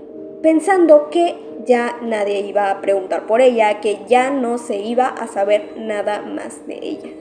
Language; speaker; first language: Spanish; native; Spanish